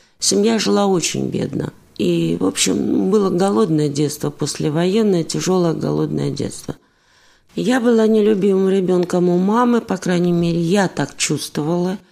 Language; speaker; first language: Russian; native; Russian